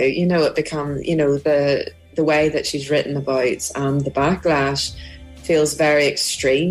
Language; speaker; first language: English; native; English